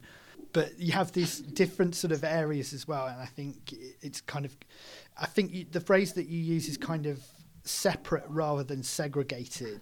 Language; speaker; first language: English; native; English